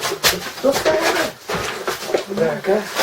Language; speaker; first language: Russian; non-native, local second language; Yakut